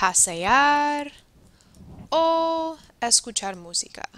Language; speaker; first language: Spanish; non-native, fluent; English